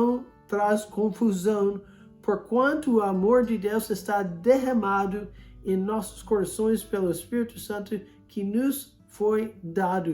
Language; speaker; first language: Portuguese; non-native, fluent; English